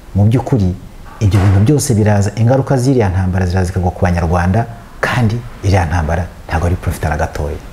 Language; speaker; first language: Kinyarwanda; early bilingual, heritage; Kinyarwanda